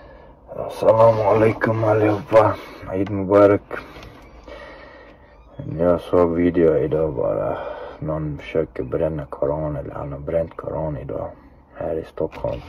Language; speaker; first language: Swedish; non-native, fluent; Chechen